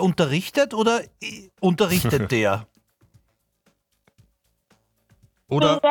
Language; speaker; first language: German; native; German